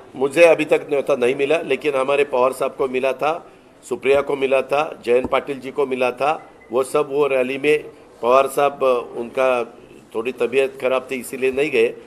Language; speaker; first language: Hindi; non-native, local second language; Marathi